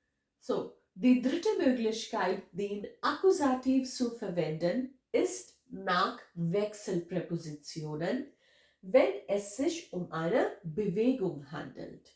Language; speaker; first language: German; non-native, fluent; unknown